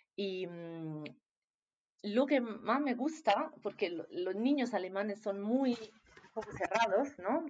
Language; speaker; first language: Spanish; non-native, fluent; Italian